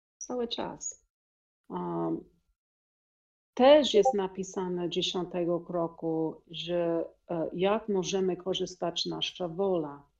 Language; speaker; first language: Polish; non-native, learner; English